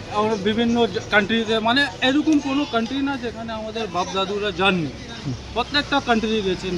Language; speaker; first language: Bangla; non-native, local second language; Urdu